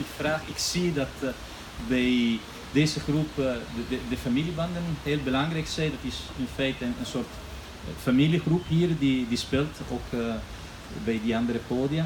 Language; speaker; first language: Dutch; non-native, fluent; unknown